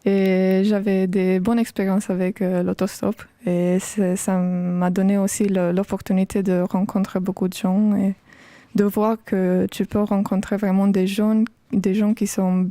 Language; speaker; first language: French; non-native, fluent; Romanian